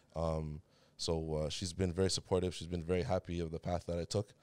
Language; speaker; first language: English; native; English